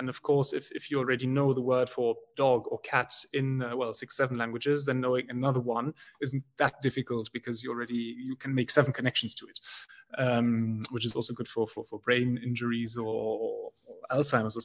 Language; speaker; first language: English; non-native, fluent; German